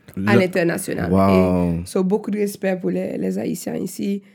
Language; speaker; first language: French; non-native, local second language; Haitian Creole